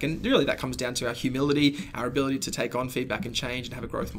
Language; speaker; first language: English; native; English